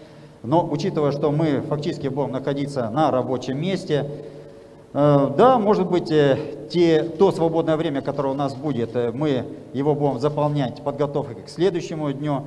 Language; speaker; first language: Russian; native; Russian